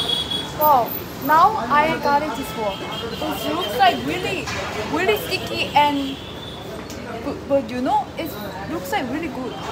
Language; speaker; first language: English; non-native, learner; Korean